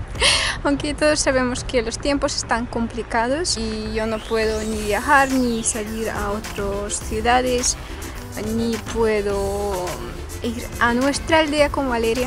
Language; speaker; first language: Spanish; non-native, fluent; Russian